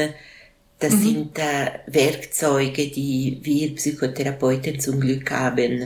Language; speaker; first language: German; non-native, local second language; Italian